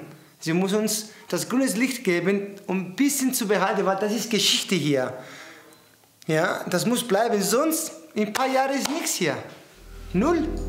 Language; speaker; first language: German; non-native, fluent; Greek